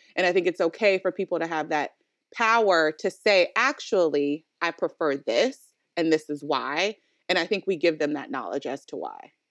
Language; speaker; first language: English; native; English